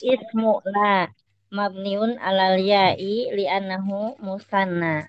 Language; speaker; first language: Arabic; non-native, learner; Indonesian